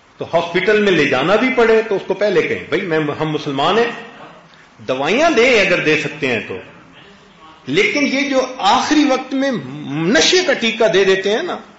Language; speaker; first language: Urdu; native; Urdu